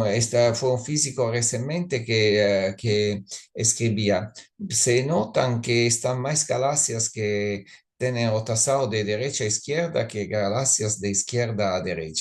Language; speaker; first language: Spanish; non-native, learner; Italian